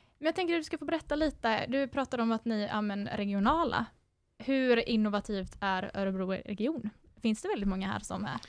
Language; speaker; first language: Swedish; native; Swedish